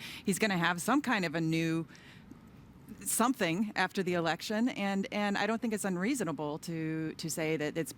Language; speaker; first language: English; native; English